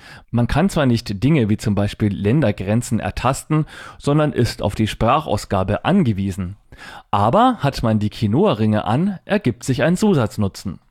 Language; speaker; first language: German; native; German